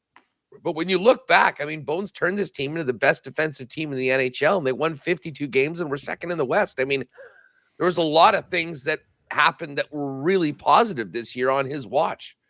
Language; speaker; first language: English; native; English